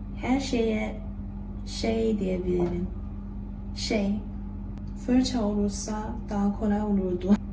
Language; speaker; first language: Turkish; non-native, learner; Chinese